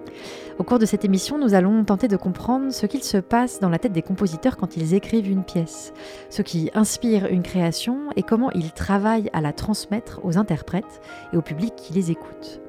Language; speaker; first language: French; native; French